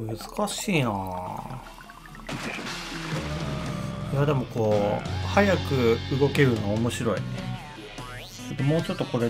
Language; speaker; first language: Japanese; native; Japanese